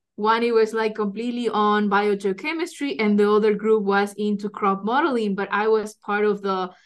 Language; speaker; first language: English; non-native, fluent; Spanish